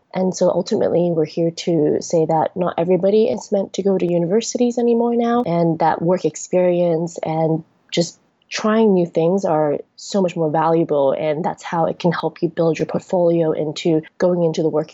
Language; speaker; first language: English; non-native, local second language; Cantonese